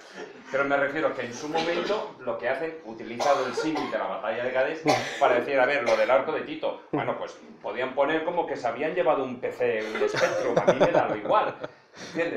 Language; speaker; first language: Spanish; native; Spanish